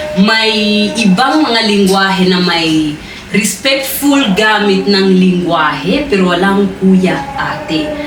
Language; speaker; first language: Filipino; non-native, fluent; Swahili